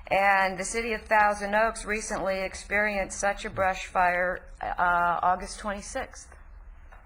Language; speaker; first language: English; native; English